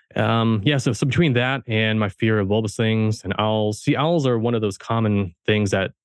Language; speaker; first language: English; early bilingual, heritage; German